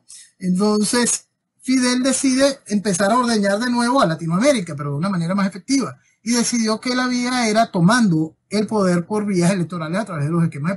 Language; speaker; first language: Spanish; native; Spanish